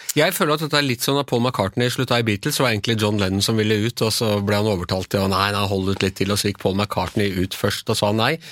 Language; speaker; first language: Norwegian; native; Norwegian